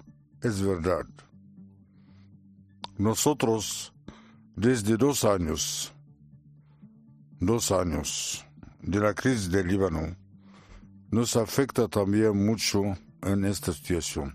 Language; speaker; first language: Spanish; non-native, learner; Arabic